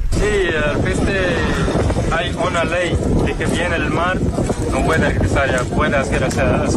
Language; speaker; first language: Spanish; non-native, learner; Arabic